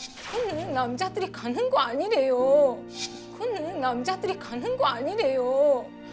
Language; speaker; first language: Korean; non-native, fluent; Uzbek